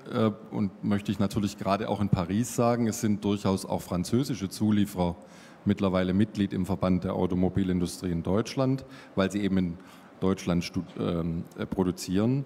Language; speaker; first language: German; native; German